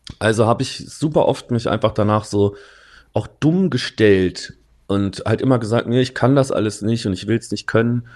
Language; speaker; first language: German; native; German